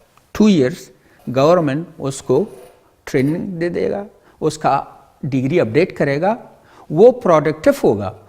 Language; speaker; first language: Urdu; non-native, learner; Pashto